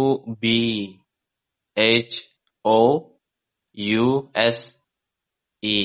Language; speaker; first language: Arabic; non-native, learner; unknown